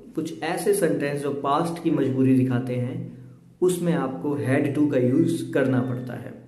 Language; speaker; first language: Hindi; native; Hindi